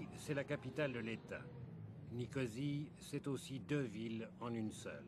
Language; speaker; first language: French; native; French